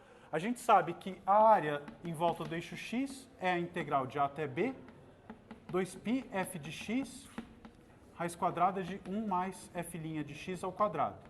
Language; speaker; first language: Portuguese; native; Portuguese